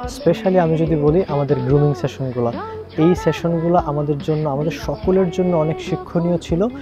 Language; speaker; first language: Bangla; native; Bangla